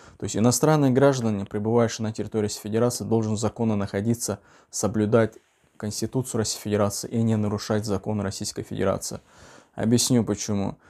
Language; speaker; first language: Russian; non-native, local second language; Uzbek